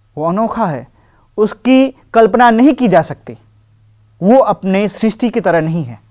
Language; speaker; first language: Hindi; native; Hindi